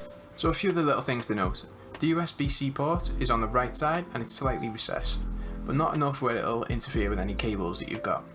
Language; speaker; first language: English; native; English